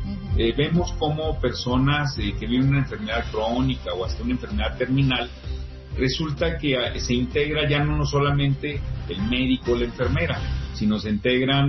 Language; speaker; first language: Spanish; native; Spanish